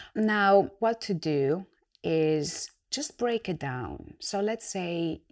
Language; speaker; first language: English; non-native, fluent; Greek